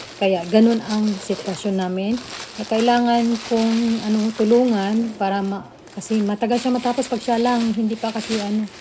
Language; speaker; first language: Filipino; native; Filipino